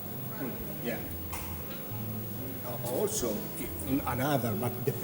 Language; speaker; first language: English; non-native, learner; Italian